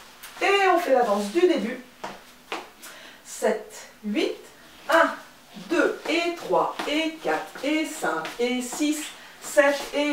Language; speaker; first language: French; native; French